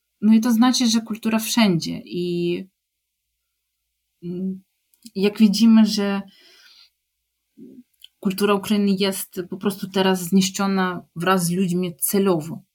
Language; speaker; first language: Polish; non-native, fluent; Ukrainian